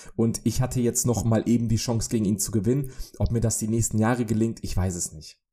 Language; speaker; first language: German; early bilingual, other home language; Polish